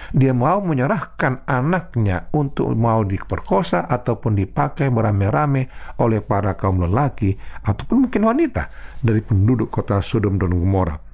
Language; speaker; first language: Indonesian; non-native, local second language; Batak Toba